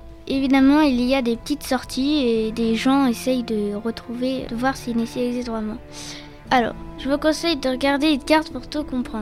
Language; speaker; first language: French; native; French